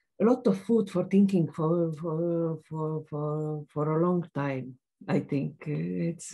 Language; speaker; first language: English; non-native, learner; Estonian